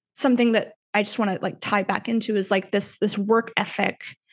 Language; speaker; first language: English; native; English